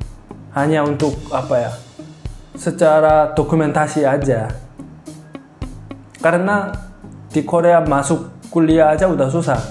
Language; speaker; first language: Indonesian; non-native, fluent; Korean